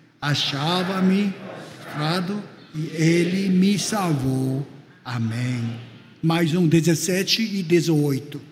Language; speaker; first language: Portuguese; non-native, fluent; Korean